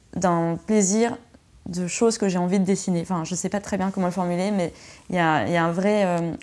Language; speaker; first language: French; native; French